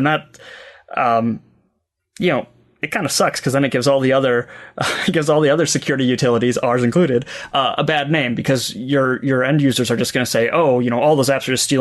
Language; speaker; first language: English; native; English